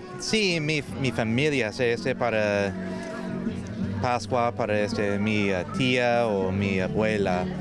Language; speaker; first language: Spanish; non-native, learner; English